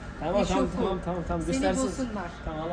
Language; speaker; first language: Turkish; non-native, learner; Arabic